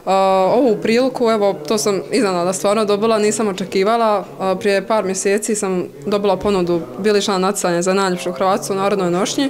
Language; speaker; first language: Bosnian; native; Bosnian